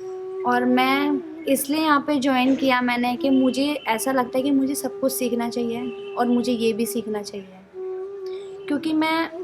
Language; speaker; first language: Hindi; native; Hindi